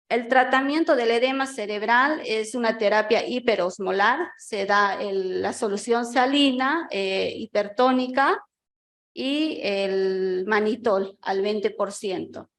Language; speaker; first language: Spanish; native; Spanish